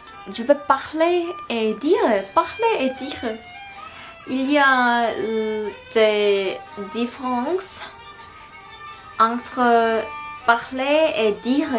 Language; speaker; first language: French; non-native, learner; Korean